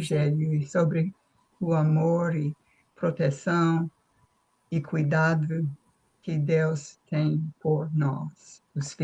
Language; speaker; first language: Portuguese; non-native, fluent; English